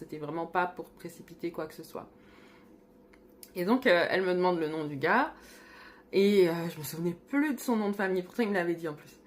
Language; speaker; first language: French; native; French